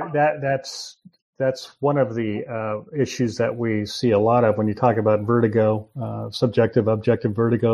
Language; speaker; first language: English; native; English